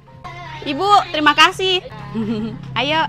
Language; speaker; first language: Indonesian; native; Indonesian